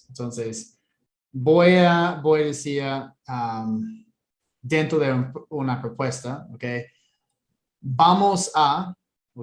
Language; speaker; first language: Spanish; non-native, fluent; English